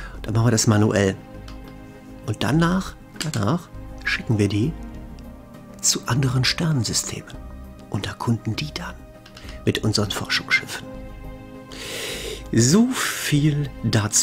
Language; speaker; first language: German; native; German